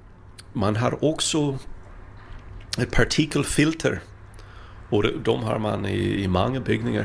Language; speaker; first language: Swedish; non-native, fluent; English